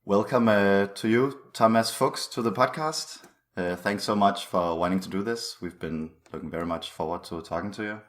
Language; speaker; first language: English; non-native, fluent; Danish